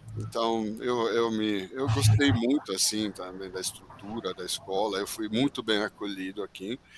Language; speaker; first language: Portuguese; non-native, fluent; Italian